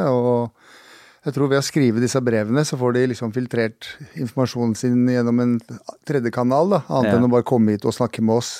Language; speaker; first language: Norwegian; native; Norwegian